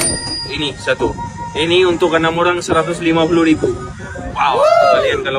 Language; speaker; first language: Indonesian; non-native, fluent; Urdu